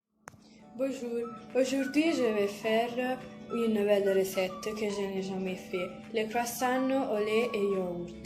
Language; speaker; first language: French; non-native, learner; Italian